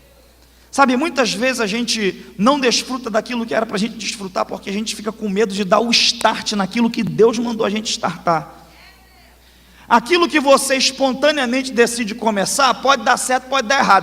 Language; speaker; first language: Portuguese; native; Portuguese